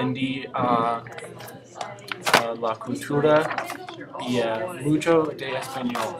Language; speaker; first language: Spanish; non-native, learner; English